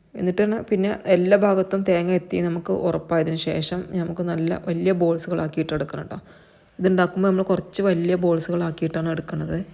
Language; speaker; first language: Malayalam; native; Malayalam